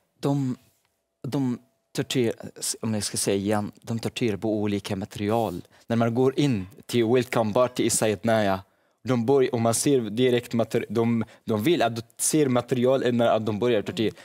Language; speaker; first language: Swedish; non-native, learner; Arabic